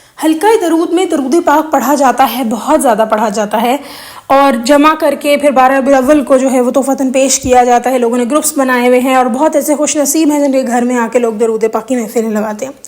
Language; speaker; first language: Urdu; native; Urdu